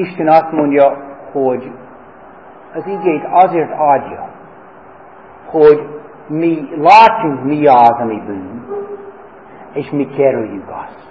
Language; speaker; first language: Hungarian; non-native, fluent; English